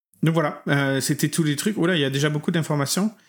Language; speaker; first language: French; native; French